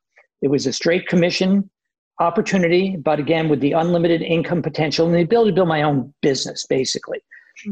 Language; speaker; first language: English; native; English